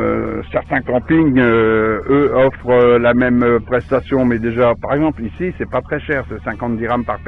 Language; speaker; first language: French; native; French